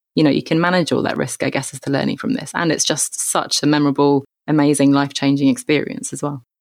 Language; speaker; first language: English; native; English